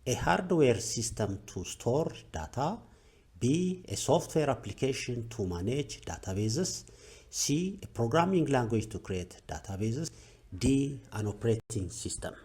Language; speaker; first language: English; non-native, local second language; Amharic